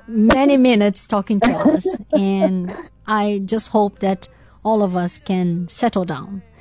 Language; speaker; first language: English; non-native, fluent; Portuguese